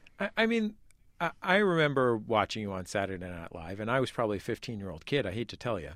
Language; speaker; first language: English; native; English